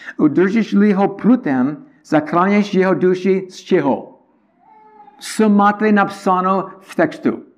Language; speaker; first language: Czech; non-native, learner; English